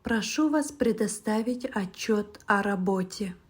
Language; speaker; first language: Russian; non-native, local second language; Kazakh